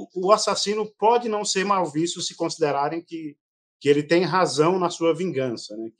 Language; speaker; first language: Portuguese; native; Portuguese